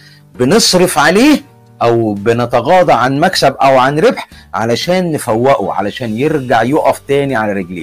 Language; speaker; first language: Arabic; native; Arabic